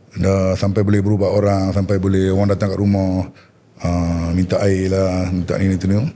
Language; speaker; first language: Malay; non-native, local second language; Tamil